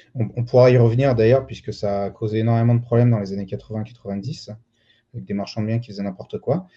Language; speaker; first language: French; native; French